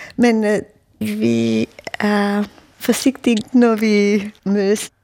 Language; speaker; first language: Danish; non-native, fluent; Romanian